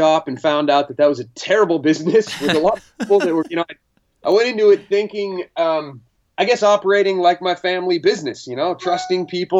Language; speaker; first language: English; native; English